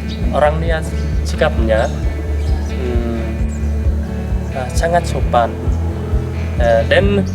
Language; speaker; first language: Indonesian; non-native, learner; Vietnamese